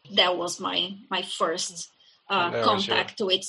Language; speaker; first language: English; non-native, fluent; Portuguese